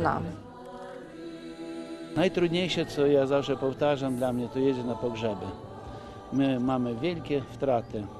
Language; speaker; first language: Polish; non-native, fluent; Ukrainian